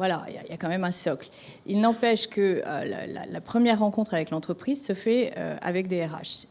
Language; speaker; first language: French; native; French